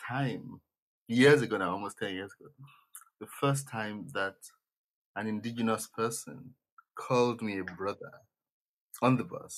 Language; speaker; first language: English; non-native, local second language; Yoruba